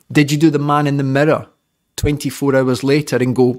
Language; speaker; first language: English; native; English